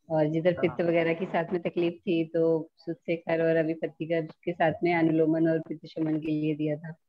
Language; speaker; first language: Hindi; native; Hindi